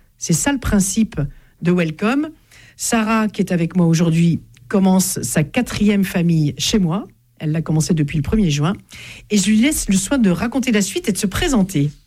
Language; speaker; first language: French; native; French